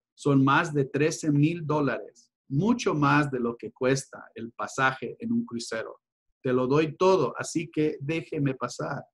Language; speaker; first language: Spanish; early bilingual, heritage; Spanish